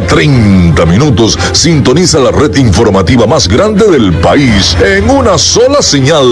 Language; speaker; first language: Spanish; native; Spanish